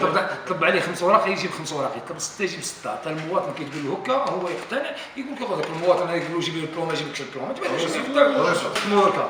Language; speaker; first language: Arabic; native; Arabic